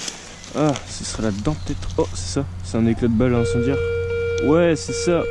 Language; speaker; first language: French; native; French